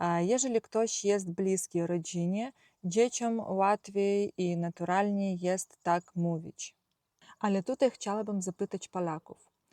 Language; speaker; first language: Polish; non-native, fluent; Ukrainian